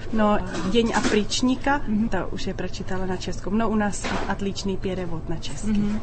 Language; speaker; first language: Russian; non-native, fluent; Czech